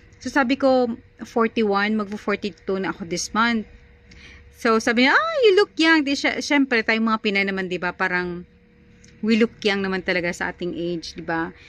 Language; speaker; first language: Filipino; non-native, local second language; Hiligaynon